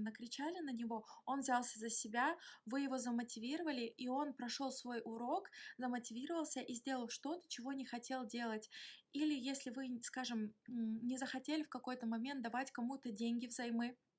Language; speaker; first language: Russian; native; Russian